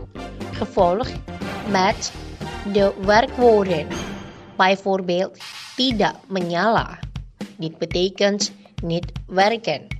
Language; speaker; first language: Dutch; non-native, learner; Indonesian